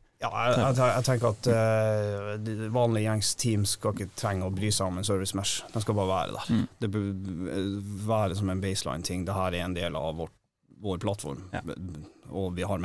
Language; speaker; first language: Norwegian; native; Norwegian